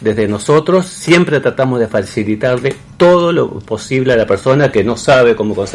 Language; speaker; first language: Spanish; native; Spanish